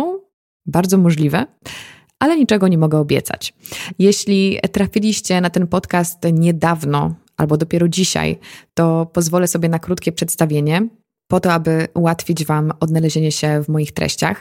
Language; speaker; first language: Polish; native; Polish